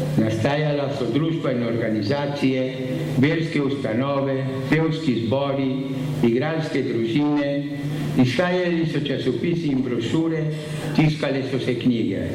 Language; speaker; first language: Slovenian; early bilingual, heritage; Slovenian